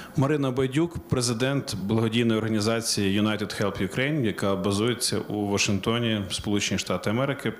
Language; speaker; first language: Ukrainian; native; Ukrainian